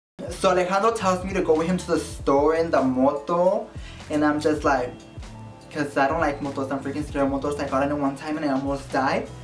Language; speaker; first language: English; early bilingual, other home language; Spanish